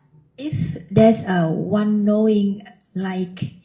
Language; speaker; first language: English; non-native, local second language; Vietnamese